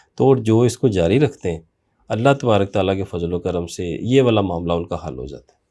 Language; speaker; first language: Urdu; native; Urdu